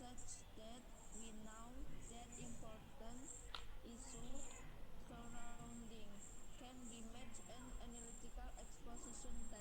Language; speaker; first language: English; non-native, learner; Indonesian